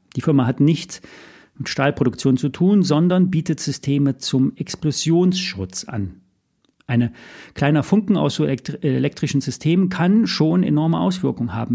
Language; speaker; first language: German; native; German